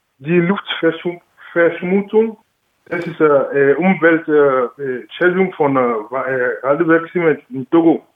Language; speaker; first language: German; non-native, learner; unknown